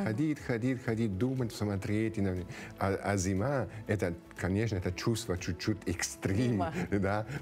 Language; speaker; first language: Russian; non-native, fluent; Italian